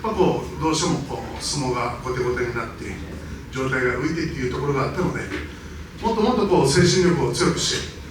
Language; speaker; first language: Japanese; native; Japanese